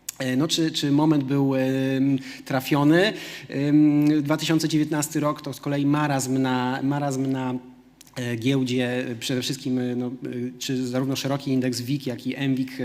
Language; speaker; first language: Polish; native; Polish